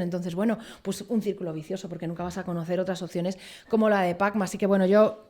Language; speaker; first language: Spanish; native; Spanish